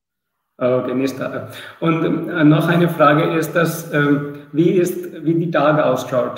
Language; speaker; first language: German; non-native, learner; Urdu